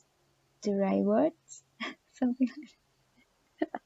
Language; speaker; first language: English; non-native, learner; Thai